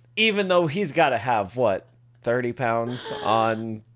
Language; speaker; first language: English; native; English